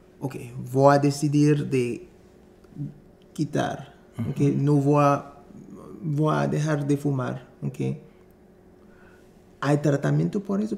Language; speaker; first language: Spanish; non-native, fluent; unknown